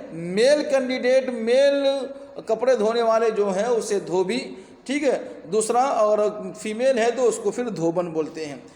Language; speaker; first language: Urdu; native; Urdu